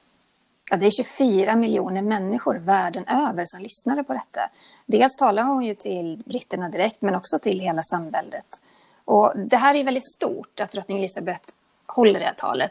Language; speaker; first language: Swedish; native; Swedish